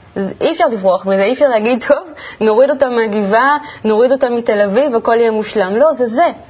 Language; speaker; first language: Hebrew; native; Hebrew